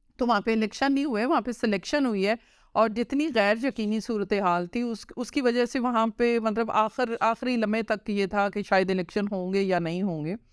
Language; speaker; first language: Urdu; non-native, local second language; Punjabi